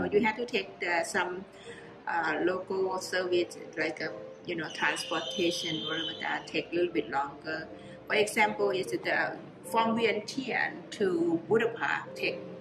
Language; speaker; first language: English; non-native, learner; Lao